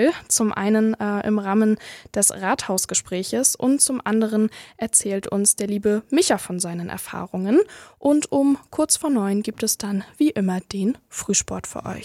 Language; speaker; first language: German; native; German